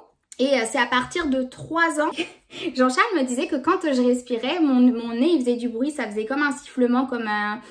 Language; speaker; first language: French; native; French